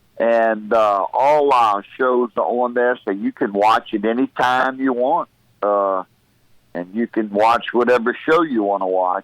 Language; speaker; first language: English; native; English